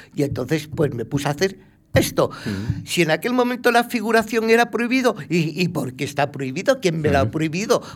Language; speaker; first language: Spanish; native; Spanish